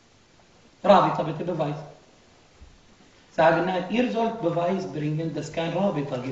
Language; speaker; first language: German; non-native, fluent; Arabic